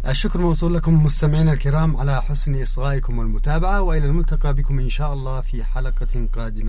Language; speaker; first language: Arabic; native; Arabic